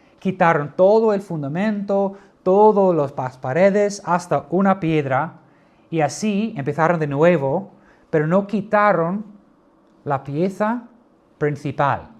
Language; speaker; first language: Spanish; non-native, fluent; English